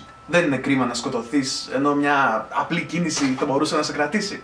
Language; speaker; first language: Greek; native; Greek